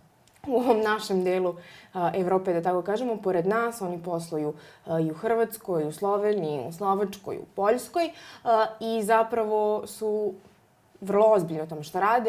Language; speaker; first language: Serbian; native; Serbian